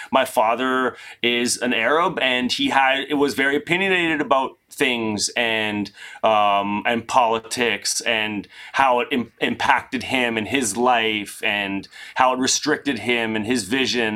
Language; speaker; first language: English; native; English